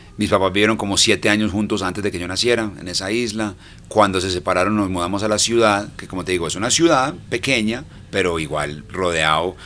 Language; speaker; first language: Spanish; early bilingual, heritage; English